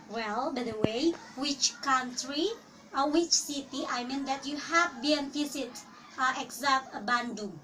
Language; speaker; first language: English; non-native, learner; Indonesian